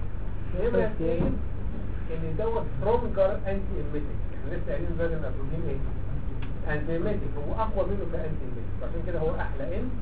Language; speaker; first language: Arabic; native; Arabic